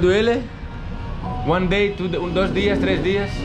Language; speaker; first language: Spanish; non-native, learner; Greek